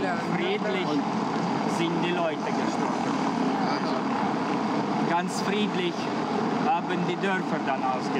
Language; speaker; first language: German; non-native, fluent; Ukrainian